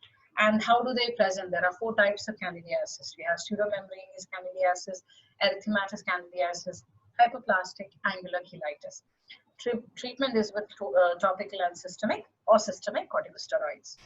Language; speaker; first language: English; non-native, local second language; Malayalam